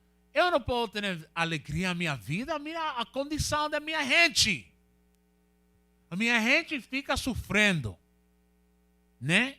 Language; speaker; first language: Portuguese; non-native, learner; Spanish